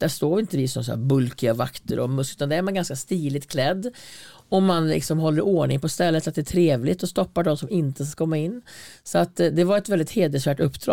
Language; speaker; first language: Swedish; native; Swedish